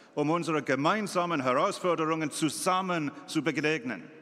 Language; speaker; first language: German; non-native, fluent; English